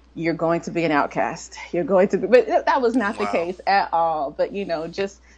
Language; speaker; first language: English; native; English